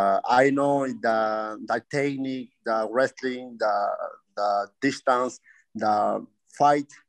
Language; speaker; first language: English; non-native, learner; Spanish